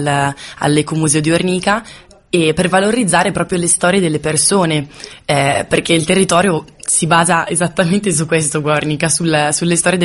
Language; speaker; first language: Italian; native; Italian